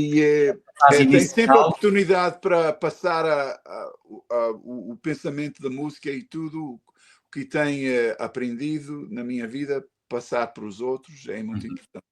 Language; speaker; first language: Portuguese; early bilingual, heritage; Portuguese